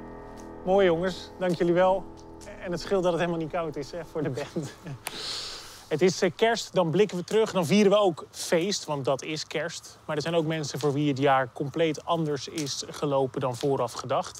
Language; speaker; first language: Dutch; native; Dutch